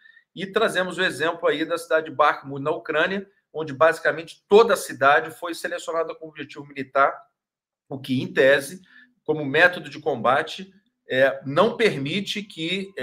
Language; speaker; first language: Portuguese; native; Portuguese